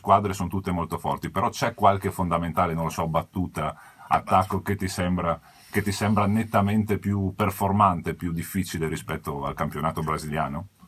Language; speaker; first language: Italian; native; Italian